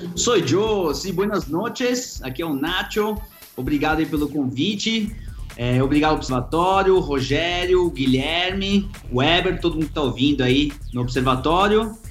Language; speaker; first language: Portuguese; early bilingual, other home language; Spanish